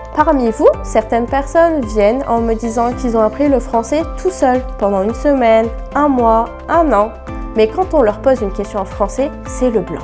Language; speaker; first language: French; native; French